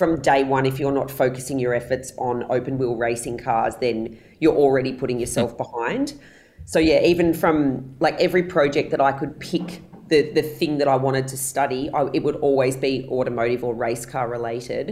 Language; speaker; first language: English; native; English